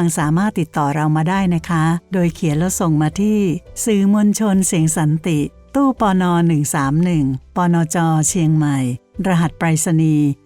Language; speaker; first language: Thai; native; Thai